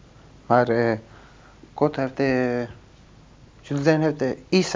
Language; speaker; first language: Dutch; non-native, learner; Turkish